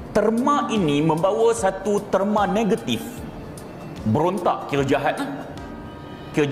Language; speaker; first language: Malay; native; Malay